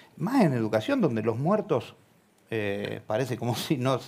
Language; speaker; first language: Spanish; native; Spanish